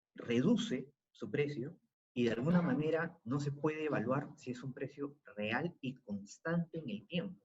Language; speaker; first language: Spanish; native; Spanish